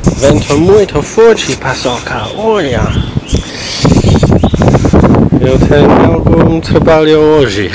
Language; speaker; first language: Portuguese; non-native, learner; English